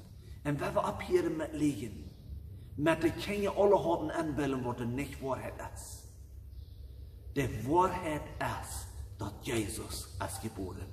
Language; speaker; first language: German; non-native, learner; Plautdietsch